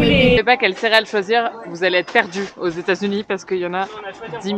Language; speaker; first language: French; native; French